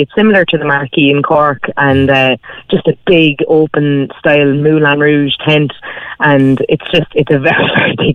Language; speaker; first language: English; native; English